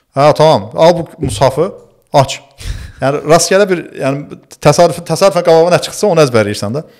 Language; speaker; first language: Azerbaijani; early bilingual, other home language; Turkish